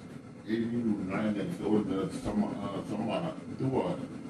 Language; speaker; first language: Finnish; non-native, learner; Thai